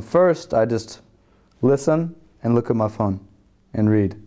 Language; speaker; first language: English; native; English